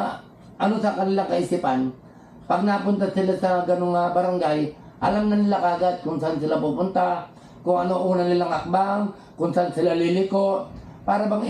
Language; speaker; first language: Filipino; native; Filipino